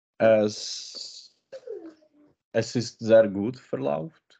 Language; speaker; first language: German; non-native, learner; Czech